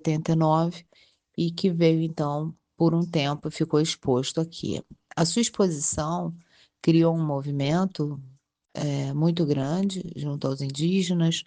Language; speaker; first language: Portuguese; native; Portuguese